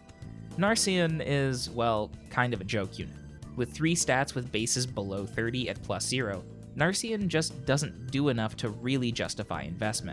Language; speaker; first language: English; native; English